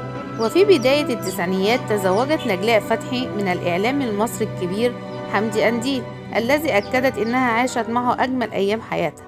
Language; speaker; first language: Arabic; native; Arabic